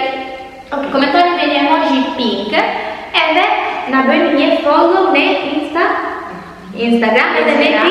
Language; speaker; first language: Albanian; early bilingual, heritage; Albanian